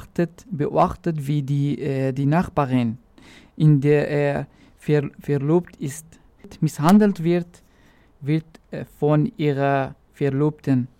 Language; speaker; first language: German; non-native, local second language; Arabic